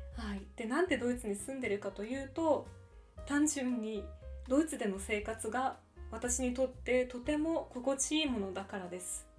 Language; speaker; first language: Japanese; native; Japanese